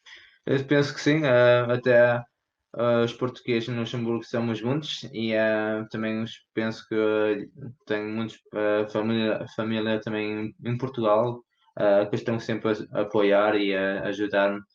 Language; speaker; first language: Portuguese; early bilingual, heritage; Portuguese